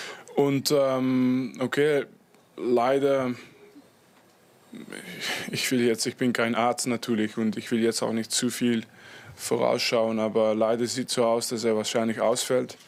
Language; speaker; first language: German; non-native, fluent; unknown